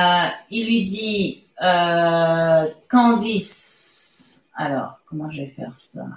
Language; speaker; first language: French; native; French